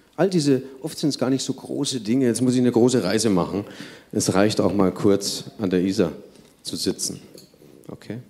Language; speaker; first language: German; native; German